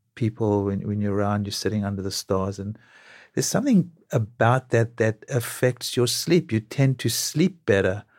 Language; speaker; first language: English; native; English